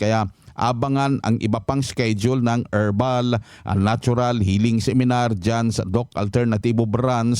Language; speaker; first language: Filipino; native; Filipino